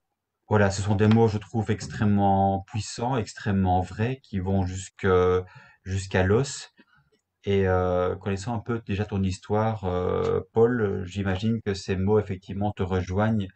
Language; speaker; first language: French; native; French